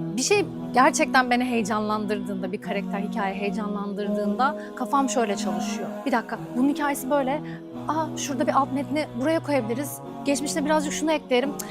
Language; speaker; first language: Turkish; native; Turkish